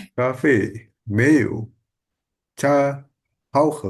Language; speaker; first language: Chinese; non-native, learner; Indonesian